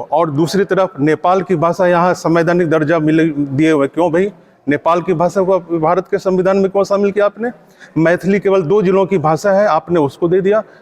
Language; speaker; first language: Hindi; non-native, local second language; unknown